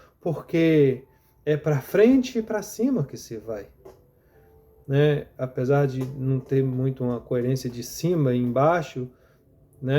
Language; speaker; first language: Portuguese; native; Portuguese